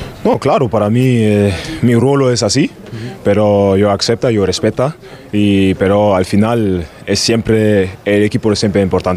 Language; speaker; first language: Spanish; non-native, learner; German